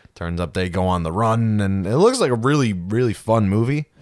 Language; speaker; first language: English; early bilingual, other home language; Filipino